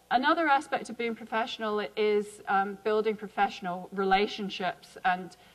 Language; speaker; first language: English; native; English